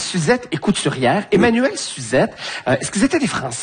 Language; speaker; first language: French; native; French